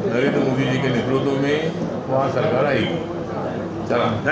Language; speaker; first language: Hindi; non-native, local second language; Marathi